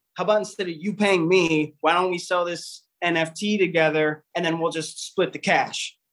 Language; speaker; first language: English; native; English